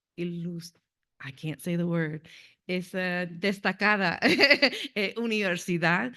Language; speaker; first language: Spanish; non-native, fluent; English